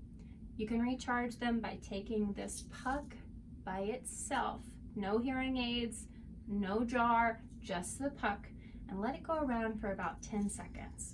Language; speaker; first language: English; native; English